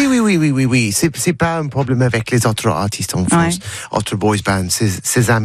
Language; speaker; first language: French; non-native, learner; English